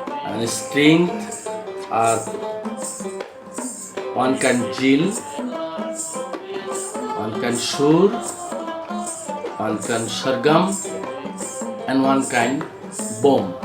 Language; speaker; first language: English; non-native, learner; Bangla